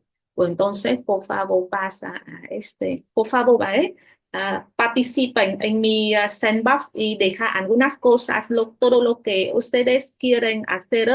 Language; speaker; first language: Spanish; non-native, fluent; Vietnamese